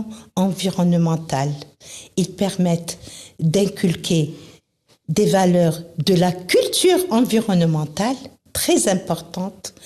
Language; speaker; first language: French; non-native, local second language; Arabic